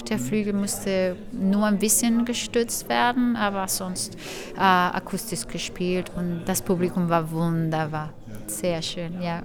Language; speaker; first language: German; non-native, fluent; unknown